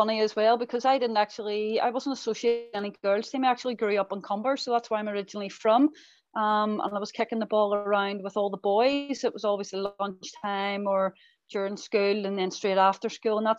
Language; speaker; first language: English; native; English